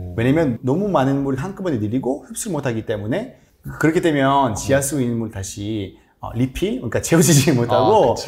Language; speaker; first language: Korean; non-native, fluent; French